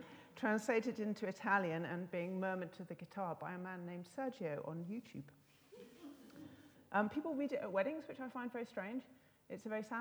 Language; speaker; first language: English; native; English